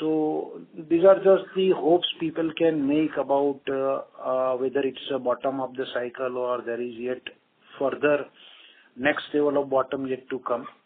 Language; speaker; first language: English; non-native, local second language; Gujarati